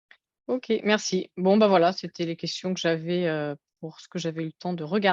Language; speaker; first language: French; native; French